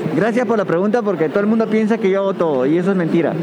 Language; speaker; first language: Spanish; native; Spanish